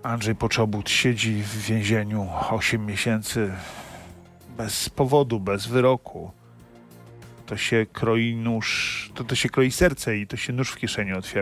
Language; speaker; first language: Polish; native; Polish